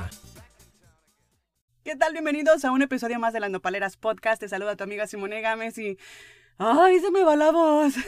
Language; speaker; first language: Spanish; native; Spanish